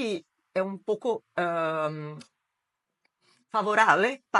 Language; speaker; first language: Spanish; non-native, fluent; Portuguese